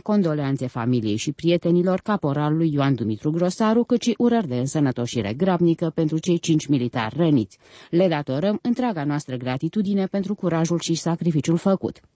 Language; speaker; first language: Romanian; native; Romanian